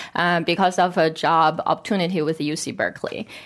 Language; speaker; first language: English; non-native, fluent; Korean